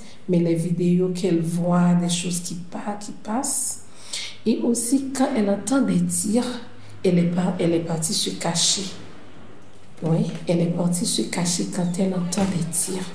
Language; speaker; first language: French; non-native, local second language; Haitian Creole